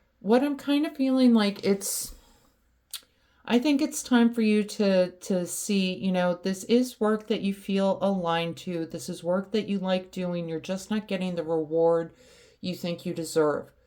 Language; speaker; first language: English; native; English